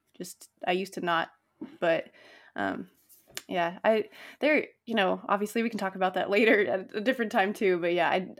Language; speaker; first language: English; native; English